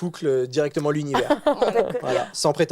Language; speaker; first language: French; native; French